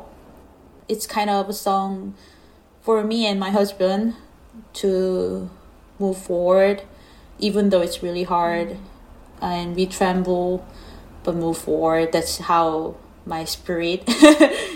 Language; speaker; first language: English; non-native, learner; Korean